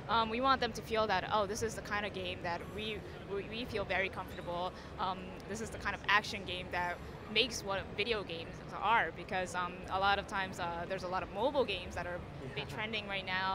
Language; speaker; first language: English; non-native, fluent; Japanese